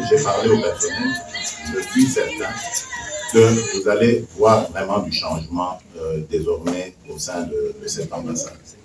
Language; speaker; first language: French; non-native, local second language; Luba-Lulua